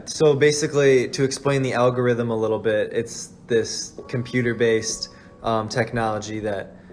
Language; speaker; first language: English; native; English